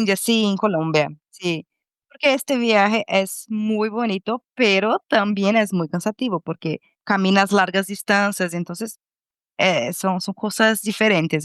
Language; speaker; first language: Spanish; non-native, fluent; Portuguese